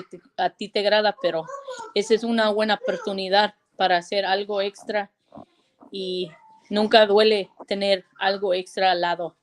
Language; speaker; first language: Spanish; early bilingual, heritage; Spanish